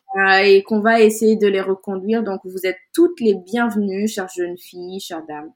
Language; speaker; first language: French; non-native, local second language; Wolof